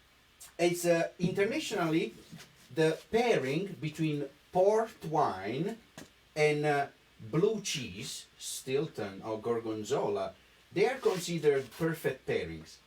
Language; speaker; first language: English; non-native, fluent; Italian